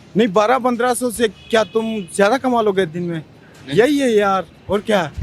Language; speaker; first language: Hindi; non-native, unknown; Pashto